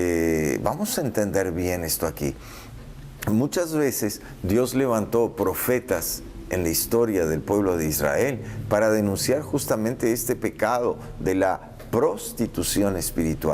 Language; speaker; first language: Spanish; native; Spanish